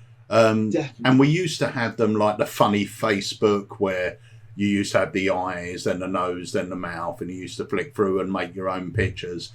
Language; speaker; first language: English; native; English